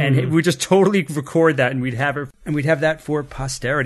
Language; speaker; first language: English; native; English